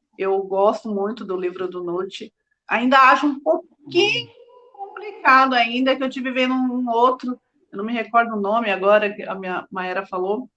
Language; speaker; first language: Portuguese; native; Portuguese